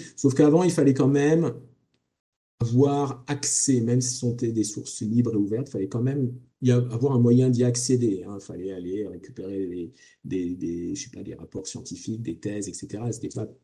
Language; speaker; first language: French; native; French